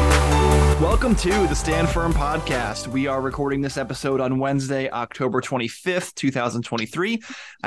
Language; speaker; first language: English; native; English